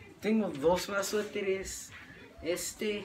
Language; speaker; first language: Spanish; early bilingual, heritage; Spanish